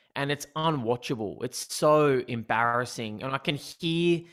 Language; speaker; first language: English; native; English